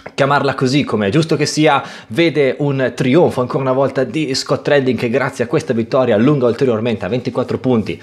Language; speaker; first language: Italian; native; Italian